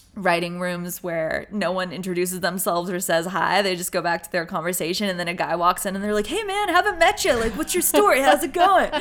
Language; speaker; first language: English; native; English